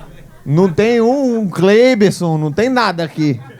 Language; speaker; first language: Portuguese; native; Portuguese